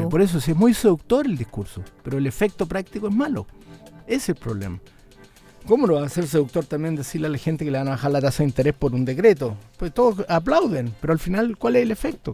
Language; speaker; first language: Spanish; native; Spanish